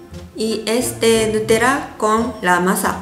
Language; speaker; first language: Spanish; non-native, learner; Japanese